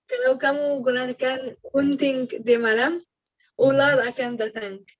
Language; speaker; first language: Indonesian; non-native, learner; Arabic